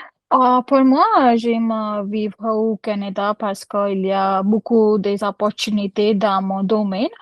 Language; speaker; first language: French; non-native, learner; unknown